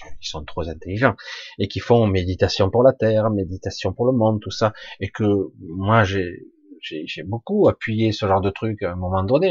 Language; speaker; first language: French; native; French